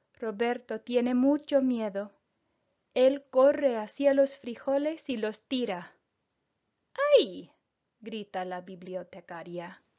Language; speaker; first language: Spanish; non-native, fluent; English